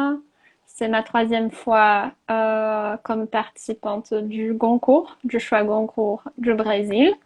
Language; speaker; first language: French; non-native, fluent; Portuguese